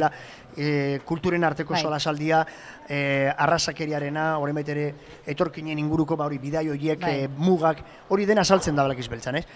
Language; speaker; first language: Basque; native; Basque